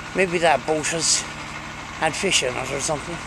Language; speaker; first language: English; native; English